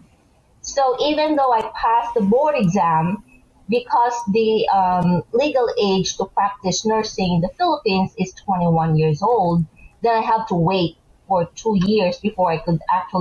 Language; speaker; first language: English; non-native, local second language; Hiligaynon